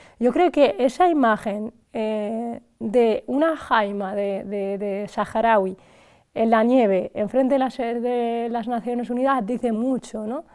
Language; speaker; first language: Spanish; early bilingual, other home language; Arabic